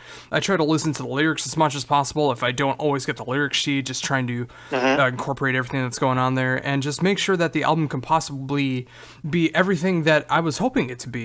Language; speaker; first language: English; native; English